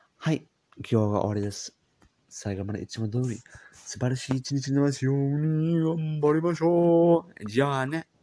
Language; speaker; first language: Japanese; non-native, learner; English